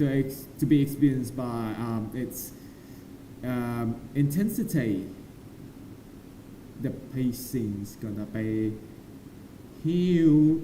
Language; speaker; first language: English; non-native, learner; Thai